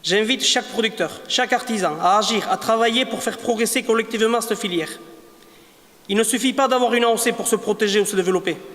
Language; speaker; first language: French; native; French